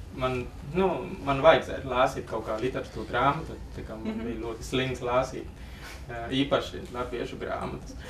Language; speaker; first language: Latvian; non-native, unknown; Vietnamese